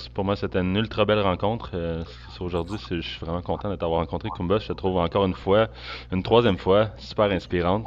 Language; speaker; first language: French; native; French